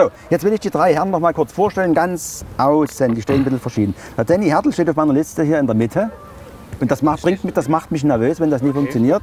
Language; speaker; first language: German; native; German